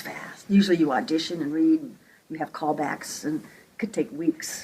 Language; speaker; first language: English; native; English